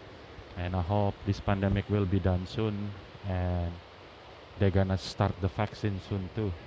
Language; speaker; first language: English; non-native, learner; Indonesian